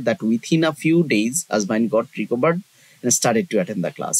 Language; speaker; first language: English; non-native, local second language; Bangla